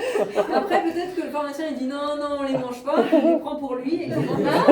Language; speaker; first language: French; native; French